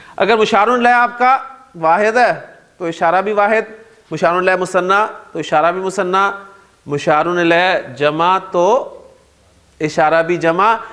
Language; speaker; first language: Urdu; native; Urdu